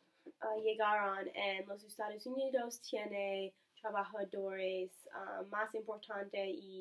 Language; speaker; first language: Spanish; non-native, learner; English